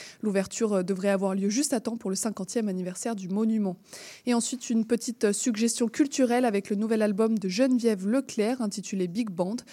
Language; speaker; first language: French; native; French